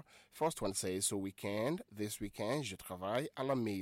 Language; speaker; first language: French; non-native, fluent; Igbo